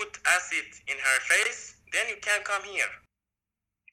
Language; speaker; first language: English; non-native, learner; Persian